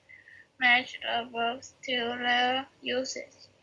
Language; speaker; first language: English; non-native, learner; Chinese